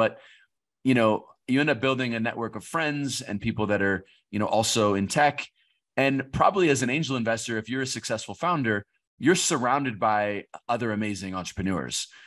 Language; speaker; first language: English; native; English